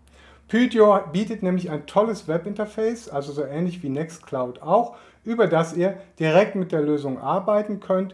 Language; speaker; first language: German; native; German